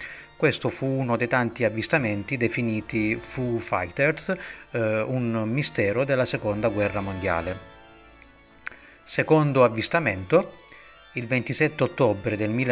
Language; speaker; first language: Italian; native; Italian